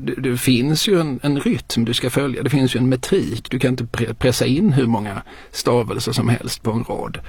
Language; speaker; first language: Swedish; native; Swedish